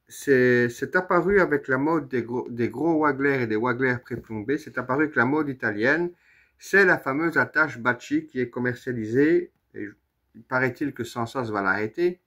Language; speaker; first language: French; native; French